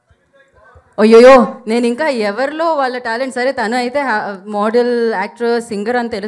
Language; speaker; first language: Telugu; native; Telugu